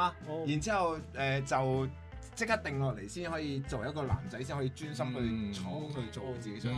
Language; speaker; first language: Cantonese; native; Cantonese